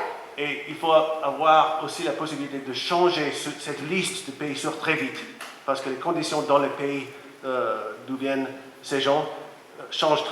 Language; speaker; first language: French; non-native, fluent; Latvian